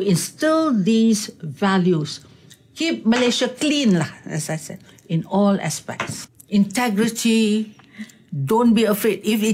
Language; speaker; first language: English; non-native, local second language; Malay